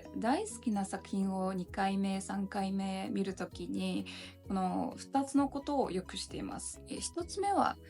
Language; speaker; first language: Japanese; non-native, learner; Chinese